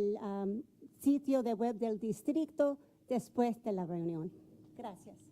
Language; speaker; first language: Spanish; non-native, fluent; English